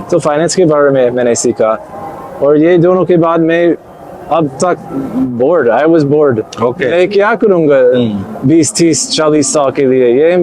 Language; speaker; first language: Hindi; non-native, learner; English